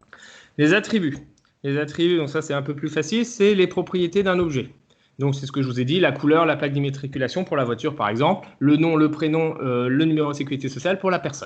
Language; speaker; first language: French; native; French